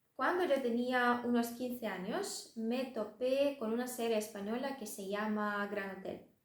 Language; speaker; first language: Spanish; non-native, fluent; Russian